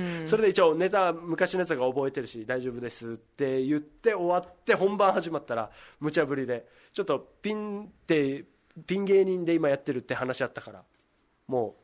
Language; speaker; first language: Japanese; native; Japanese